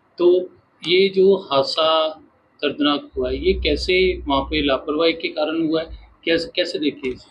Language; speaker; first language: Hindi; non-native, local second language; Punjabi